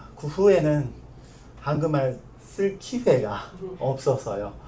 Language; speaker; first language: Korean; non-native, learner; Japanese